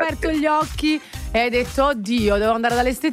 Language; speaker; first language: Italian; native; Italian